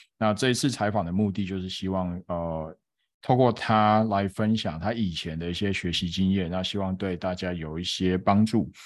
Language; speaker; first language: Chinese; native; Chinese